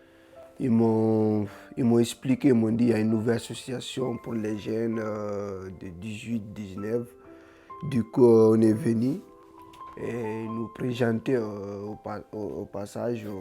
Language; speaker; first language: French; non-native, learner; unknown